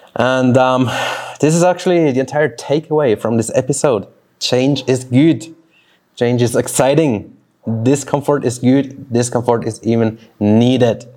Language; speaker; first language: English; non-native, fluent; Swiss German